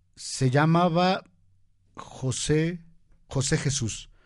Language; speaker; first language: Spanish; native; Spanish